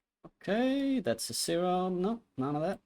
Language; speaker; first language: English; native; English